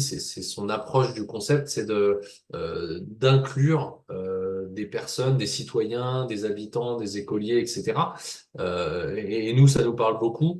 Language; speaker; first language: French; native; French